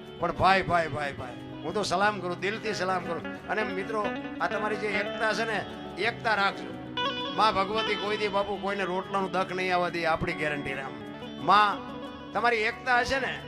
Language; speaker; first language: Gujarati; native; Gujarati